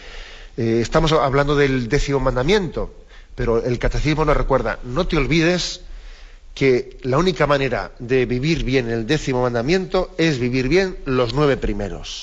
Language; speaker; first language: Spanish; native; Spanish